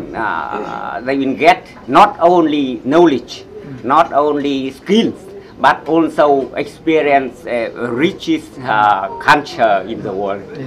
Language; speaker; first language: English; non-native, fluent; Vietnamese